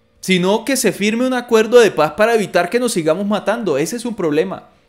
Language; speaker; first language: Spanish; native; Spanish